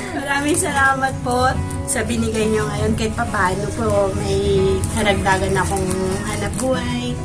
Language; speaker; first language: Filipino; non-native, local second language; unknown